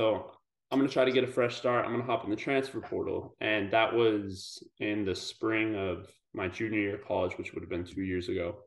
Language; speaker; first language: English; native; English